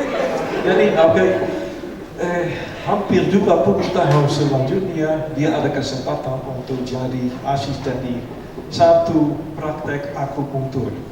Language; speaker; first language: Indonesian; non-native, fluent; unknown